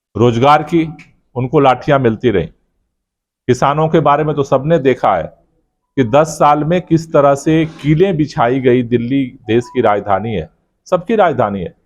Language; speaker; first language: Hindi; native; Hindi